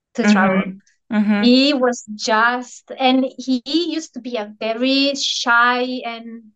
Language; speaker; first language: English; non-native, fluent; Italian